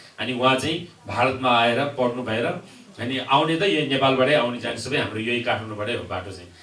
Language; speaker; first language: Nepali; non-native, local second language; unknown